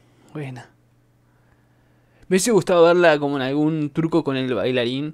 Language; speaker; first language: Spanish; native; Spanish